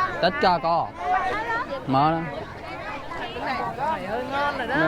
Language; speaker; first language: Vietnamese; non-native, learner; Kannada